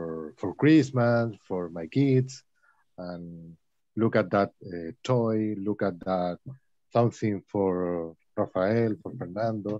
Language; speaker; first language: English; non-native, learner; Spanish